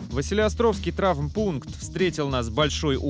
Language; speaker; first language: Russian; native; Russian